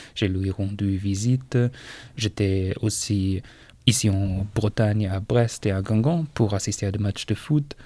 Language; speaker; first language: French; non-native, fluent; German